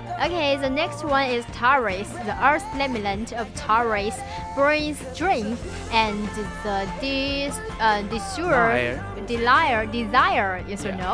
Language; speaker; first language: English; non-native, learner; Chinese